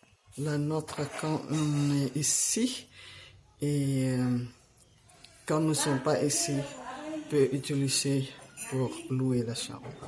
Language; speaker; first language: French; non-native, fluent; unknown